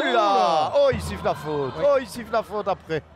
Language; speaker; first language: French; native; French